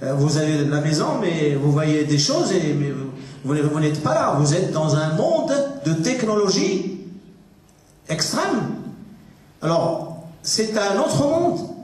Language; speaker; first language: French; non-native, local second language; Arabic